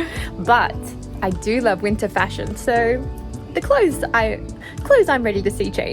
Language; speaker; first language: English; native; English